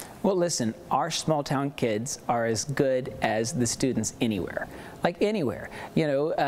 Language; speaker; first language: English; native; English